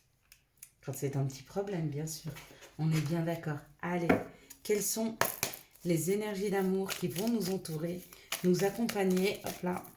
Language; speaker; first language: French; native; French